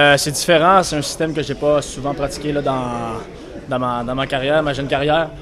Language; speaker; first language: French; native; French